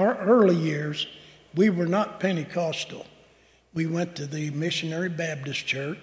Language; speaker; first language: English; native; English